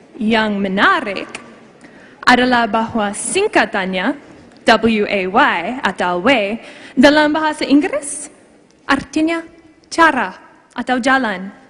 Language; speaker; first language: Malay; non-native, fluent; English